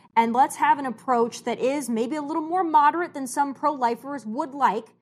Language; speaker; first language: English; native; English